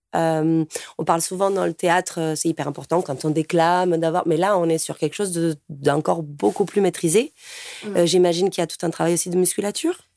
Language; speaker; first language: French; native; French